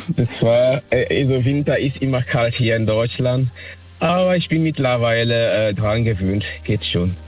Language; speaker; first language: German; non-native, fluent; French